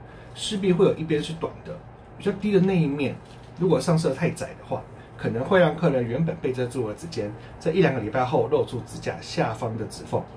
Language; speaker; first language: Chinese; native; Chinese